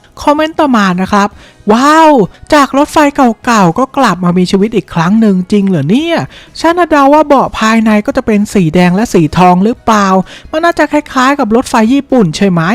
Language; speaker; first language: Thai; native; Thai